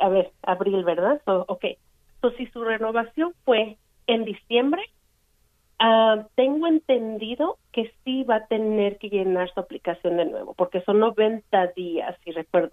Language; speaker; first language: Spanish; native; Spanish